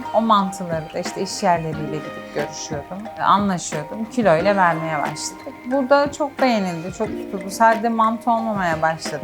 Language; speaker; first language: Turkish; native; Turkish